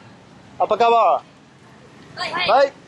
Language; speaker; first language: Indonesian; non-native, learner; English